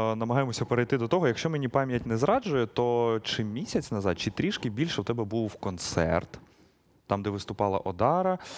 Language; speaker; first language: Ukrainian; native; Ukrainian